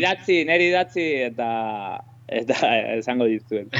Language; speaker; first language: Basque; non-native, local second language; Spanish